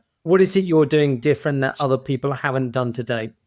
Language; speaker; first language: English; native; English